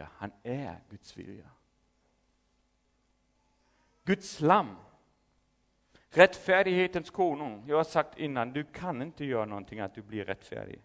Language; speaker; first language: Swedish; non-native, fluent; German